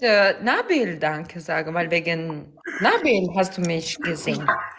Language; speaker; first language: German; non-native, learner; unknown